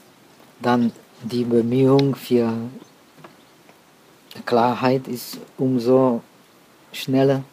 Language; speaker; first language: German; non-native, fluent; Czech